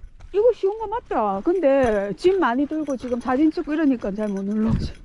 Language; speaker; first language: Korean; native; Korean